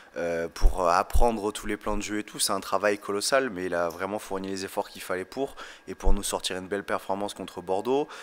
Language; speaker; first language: French; native; French